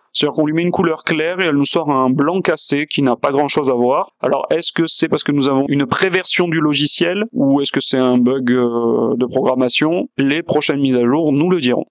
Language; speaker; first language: French; native; French